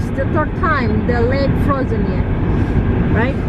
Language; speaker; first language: English; non-native, learner; Indonesian